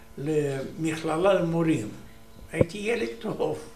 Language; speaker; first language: Hebrew; non-native, learner; Romanian